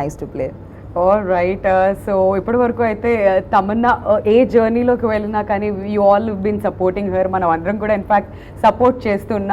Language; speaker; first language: Telugu; native; Telugu